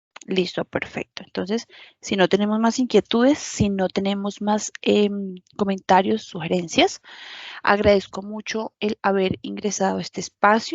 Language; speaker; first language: Spanish; native; Spanish